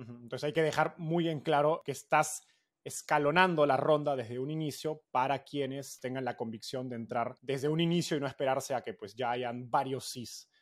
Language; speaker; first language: Spanish; native; Spanish